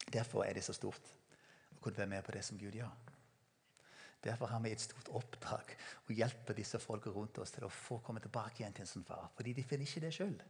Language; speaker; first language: Norwegian; non-native, fluent; English